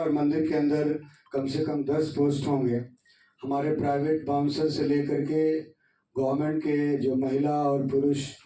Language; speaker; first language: Hindi; native; Hindi